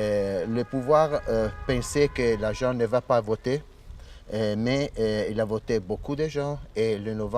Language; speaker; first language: French; non-native, learner; Italian